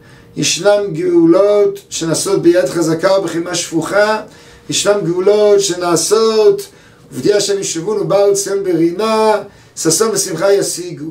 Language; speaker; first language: Hebrew; native; Hebrew